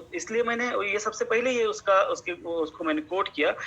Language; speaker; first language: Hindi; non-native, local second language; Marathi